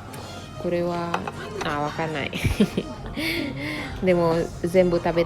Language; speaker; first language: Japanese; non-native, fluent; Indonesian